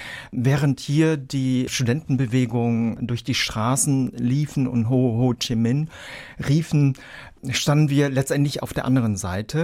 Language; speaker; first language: German; early bilingual, other home language; Vietnamese